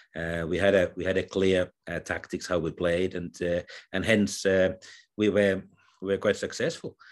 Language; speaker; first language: English; non-native, fluent; Finnish